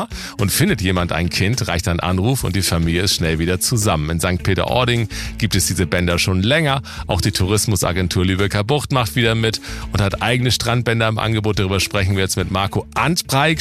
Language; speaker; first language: German; native; German